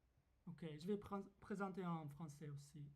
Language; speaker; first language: French; non-native, fluent; Japanese